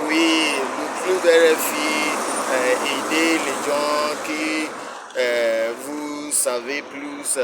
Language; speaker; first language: French; non-native, learner; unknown